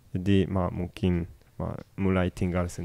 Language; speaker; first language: Indonesian; non-native, fluent; Japanese